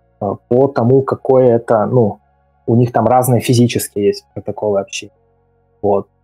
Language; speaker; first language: Russian; native; Russian